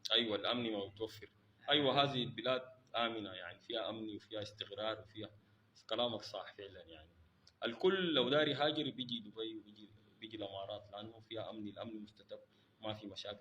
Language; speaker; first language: Arabic; native; Arabic